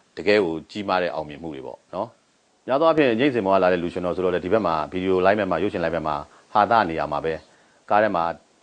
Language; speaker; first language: Burmese; native; Burmese